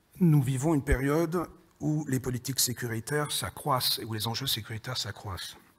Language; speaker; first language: French; native; French